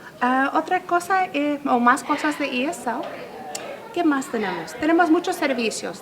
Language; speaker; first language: Spanish; early bilingual, heritage; Spanish